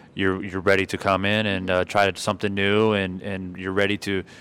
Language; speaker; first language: English; native; English